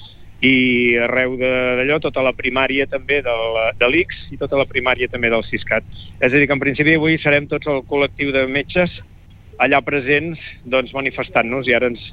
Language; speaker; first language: Catalan; native; Catalan